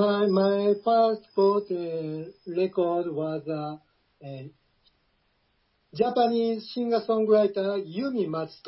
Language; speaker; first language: English; non-native, learner; Japanese